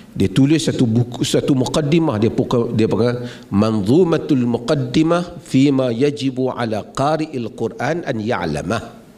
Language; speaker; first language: Malay; native; Malay